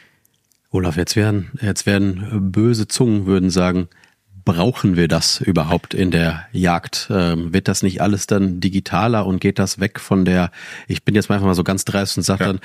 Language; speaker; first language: German; native; German